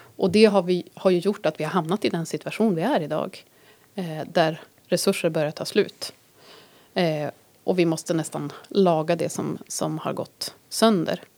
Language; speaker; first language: Swedish; native; Swedish